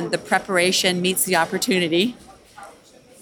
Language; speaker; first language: English; native; English